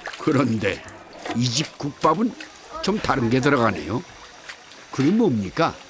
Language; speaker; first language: Korean; native; Korean